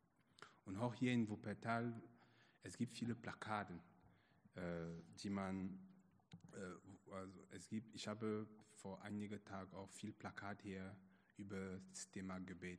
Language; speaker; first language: German; non-native, fluent; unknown